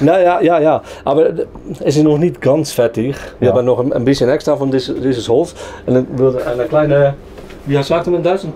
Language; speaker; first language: German; non-native, learner; Dutch